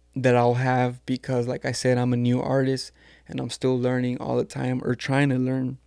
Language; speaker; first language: English; early bilingual, other home language; Spanish